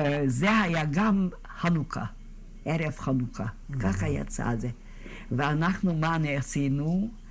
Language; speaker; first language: Hebrew; non-native, fluent; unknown